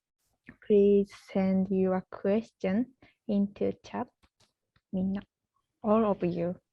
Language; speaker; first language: English; non-native, learner; Japanese